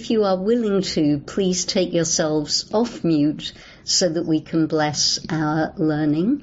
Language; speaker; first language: English; native; English